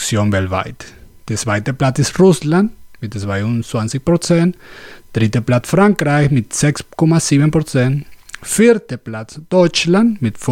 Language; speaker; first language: German; non-native, learner; Spanish